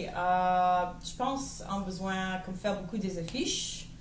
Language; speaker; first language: French; non-native, learner; English